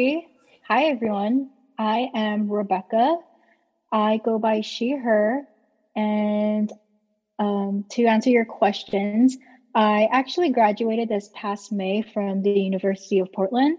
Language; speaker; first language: English; native; English